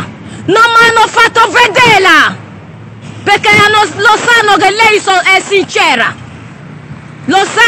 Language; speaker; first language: Italian; non-native, learner; Nigerian Pidgin